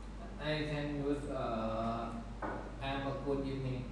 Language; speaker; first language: English; non-native, learner; Thai